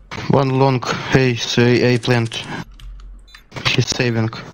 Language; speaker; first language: English; non-native, learner; Russian